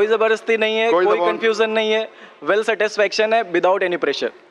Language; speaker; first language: Hindi; native; Hindi